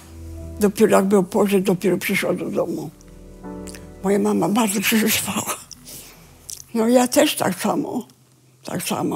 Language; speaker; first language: Polish; early bilingual, heritage; Polish